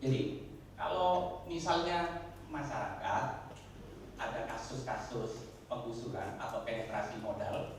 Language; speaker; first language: Indonesian; native; Indonesian